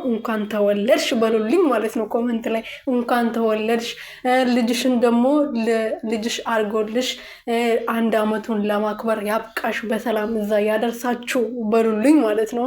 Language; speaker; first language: Amharic; non-native, local second language; Oromo